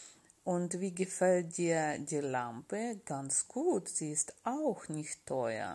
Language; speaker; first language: German; non-native, fluent; Russian